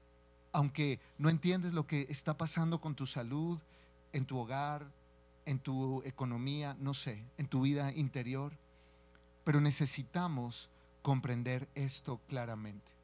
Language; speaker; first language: Spanish; native; Spanish